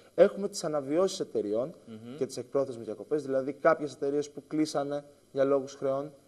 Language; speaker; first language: Greek; native; Greek